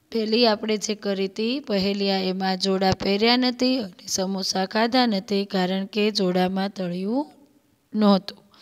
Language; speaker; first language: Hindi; non-native, local second language; Gujarati